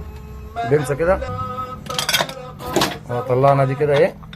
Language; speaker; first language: Arabic; native; Arabic